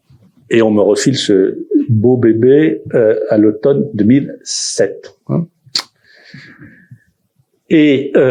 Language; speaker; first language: French; native; French